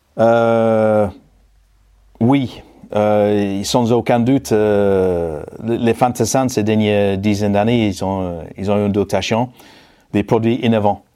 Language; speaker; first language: French; non-native, fluent; English